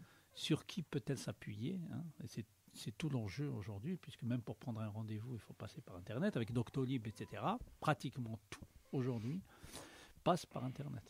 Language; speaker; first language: French; native; French